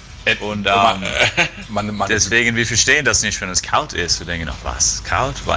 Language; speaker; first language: German; non-native, fluent; English